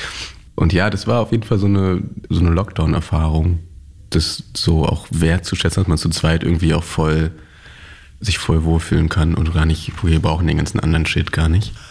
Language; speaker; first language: German; native; German